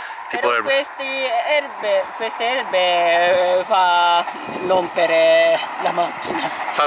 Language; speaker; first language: Italian; non-native, learner; Japanese